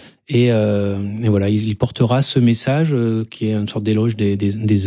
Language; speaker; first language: French; native; French